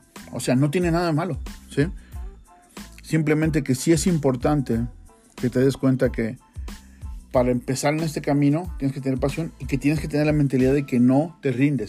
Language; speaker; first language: Spanish; native; Spanish